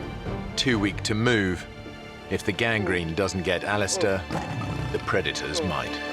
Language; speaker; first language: English; native; English